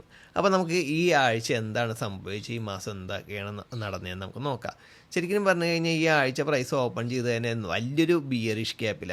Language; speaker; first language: Malayalam; native; Malayalam